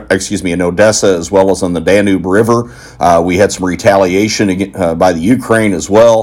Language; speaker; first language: English; native; English